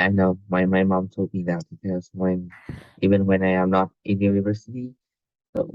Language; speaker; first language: English; non-native, learner; Vietnamese